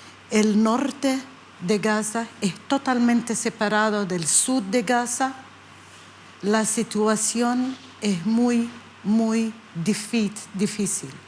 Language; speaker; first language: Spanish; non-native, learner; Arabic